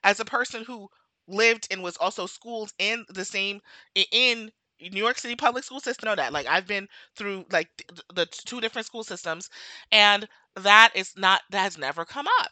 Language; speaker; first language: English; native; English